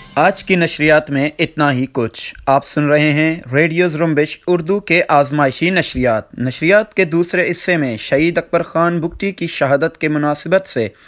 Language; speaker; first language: Urdu; non-native, local second language; Baluchi